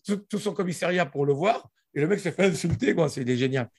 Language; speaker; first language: French; native; French